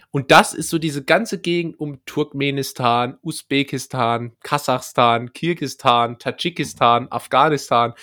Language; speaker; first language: German; native; German